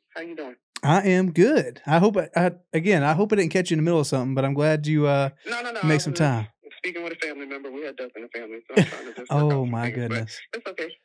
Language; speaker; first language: English; native; English